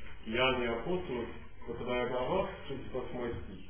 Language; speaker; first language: Russian; non-native, fluent; English